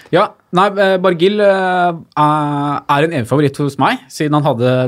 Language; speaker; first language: Norwegian; native; Norwegian